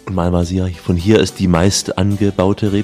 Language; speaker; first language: German; native; German